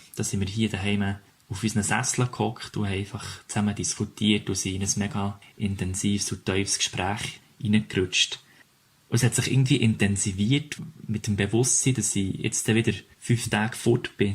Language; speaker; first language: German; native; German